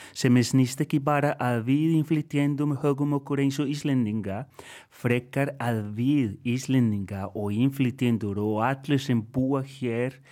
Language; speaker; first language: Icelandic; non-native, fluent; Spanish